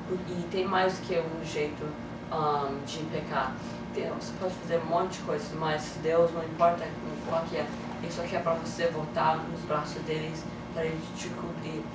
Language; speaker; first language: Portuguese; early bilingual, heritage; English